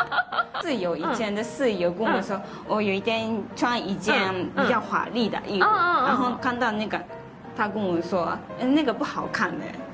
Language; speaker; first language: Chinese; non-native, fluent; Japanese